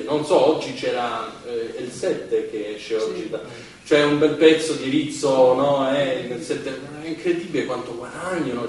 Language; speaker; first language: Italian; non-native, fluent; English